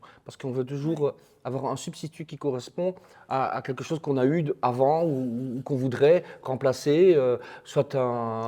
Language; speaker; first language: French; native; French